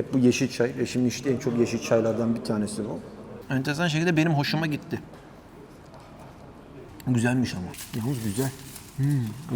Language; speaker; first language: Turkish; native; Turkish